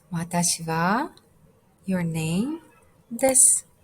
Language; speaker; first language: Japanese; non-native, fluent; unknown